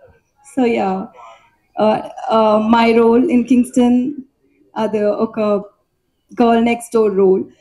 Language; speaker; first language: Telugu; non-native, learner; Tamil